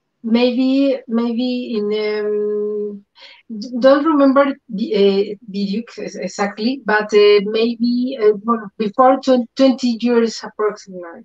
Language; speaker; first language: English; non-native, learner; Spanish